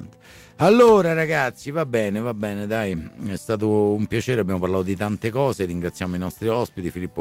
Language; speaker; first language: Italian; native; Italian